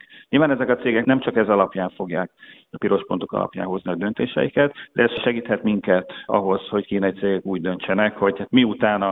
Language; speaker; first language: Hungarian; native; Hungarian